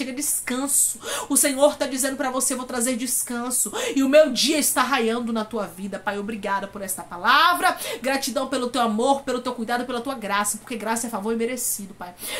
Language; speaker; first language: Portuguese; native; Portuguese